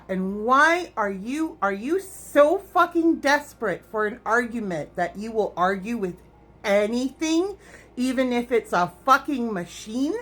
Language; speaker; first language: English; native; English